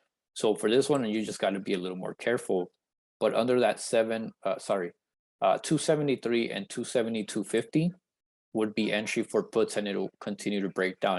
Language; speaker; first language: English; native; English